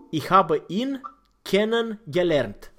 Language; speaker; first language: German; non-native, fluent; Romanian